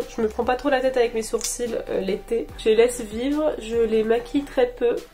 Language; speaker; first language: French; early bilingual, other home language; Portuguese